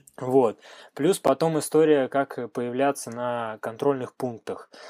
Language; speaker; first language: Russian; native; Russian